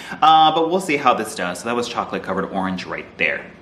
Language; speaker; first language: English; native; English